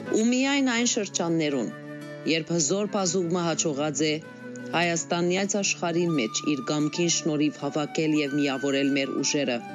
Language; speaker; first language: Armenian; early bilingual, heritage; Armenian